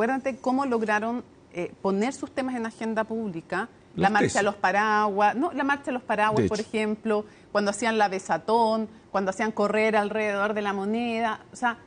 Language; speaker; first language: Spanish; native; Spanish